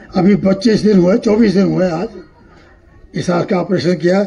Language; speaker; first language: Hindi; non-native, local second language; Marathi